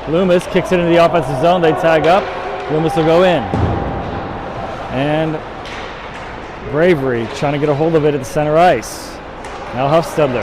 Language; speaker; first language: English; native; English